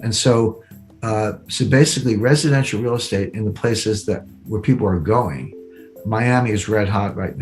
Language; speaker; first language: English; native; English